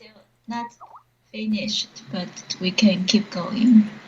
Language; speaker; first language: English; non-native, learner; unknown